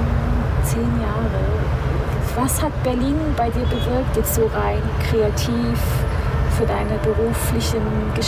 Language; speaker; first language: German; native; German